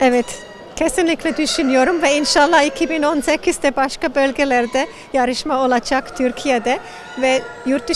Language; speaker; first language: Turkish; non-native, fluent; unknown